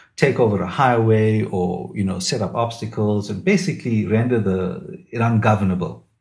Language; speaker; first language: English; native; English